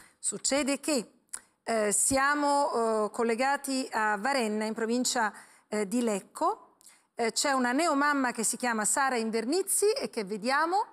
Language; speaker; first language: Italian; native; Italian